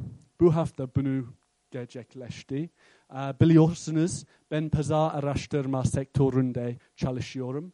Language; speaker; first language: Turkish; non-native, fluent; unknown